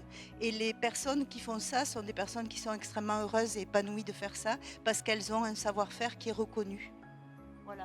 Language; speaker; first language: French; native; French